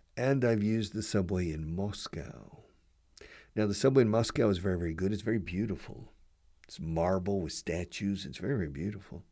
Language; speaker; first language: English; native; English